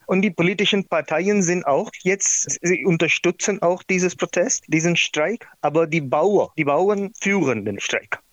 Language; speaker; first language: German; non-native, learner; Marathi